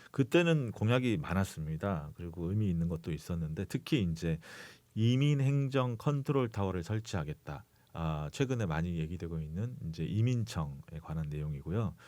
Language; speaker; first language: Korean; native; Korean